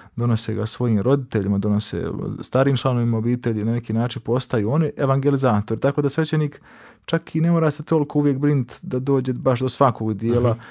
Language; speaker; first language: Croatian; native; Croatian